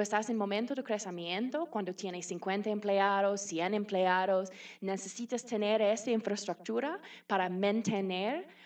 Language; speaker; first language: Spanish; non-native, fluent; English